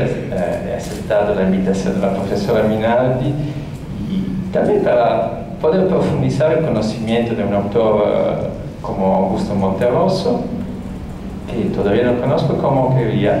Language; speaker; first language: Spanish; non-native, fluent; Italian